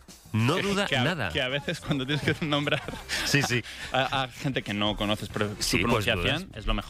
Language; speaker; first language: Spanish; native; Spanish